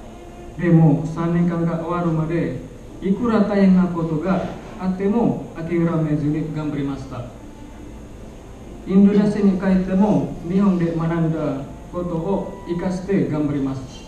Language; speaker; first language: Japanese; non-native, learner; Indonesian